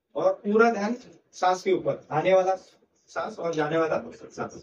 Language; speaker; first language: Hindi; non-native, local second language; Marathi